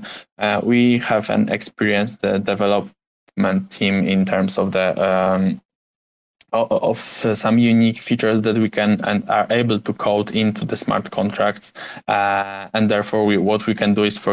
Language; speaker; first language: English; non-native, fluent; Polish